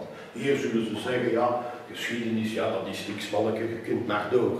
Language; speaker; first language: Dutch; non-native, local second language; French